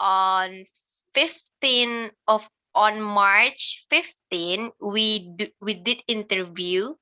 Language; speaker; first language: English; non-native, learner; Indonesian